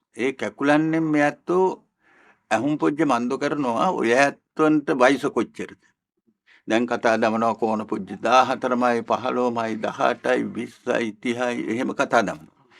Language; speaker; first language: Sinhala; native; Sinhala